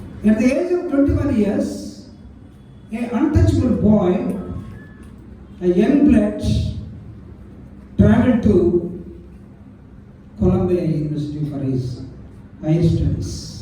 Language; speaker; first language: English; non-native, local second language; Telugu